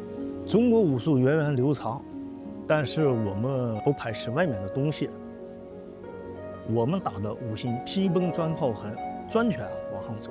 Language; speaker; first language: Chinese; native; Chinese